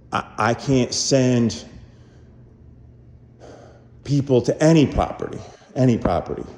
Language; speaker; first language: English; native; English